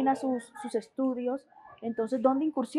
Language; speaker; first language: Spanish; native; Spanish